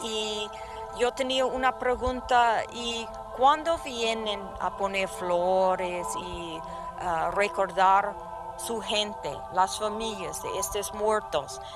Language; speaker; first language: Spanish; non-native, fluent; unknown